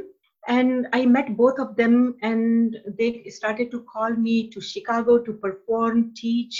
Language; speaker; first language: English; non-native, local second language; Hindi